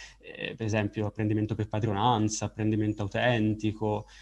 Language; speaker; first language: Italian; native; Italian